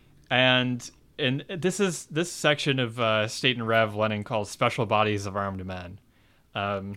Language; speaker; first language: English; native; English